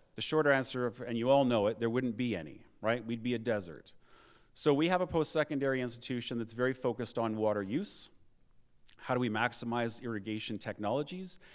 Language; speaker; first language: English; native; English